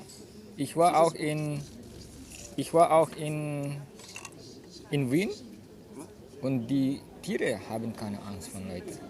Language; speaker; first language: German; non-native, learner; Indonesian